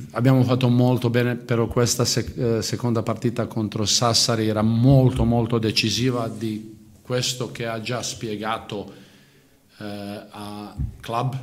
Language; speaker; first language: Italian; non-native, fluent; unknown